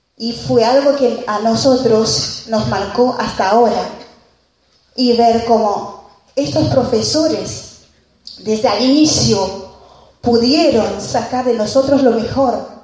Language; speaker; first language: Spanish; non-native, fluent; Haitian Creole